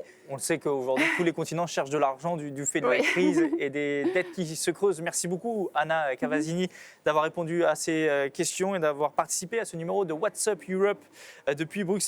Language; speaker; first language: French; native; French